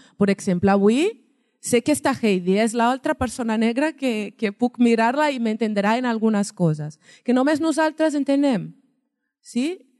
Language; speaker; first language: Catalan; non-native, fluent; Portuguese